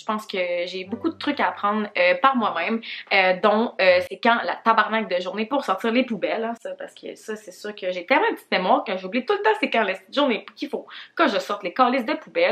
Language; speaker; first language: French; native; French